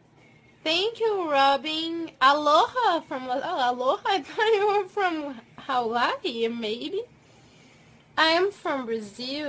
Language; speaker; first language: English; non-native, fluent; Portuguese